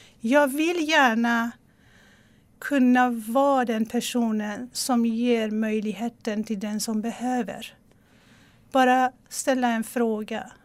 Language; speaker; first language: Swedish; non-native, fluent; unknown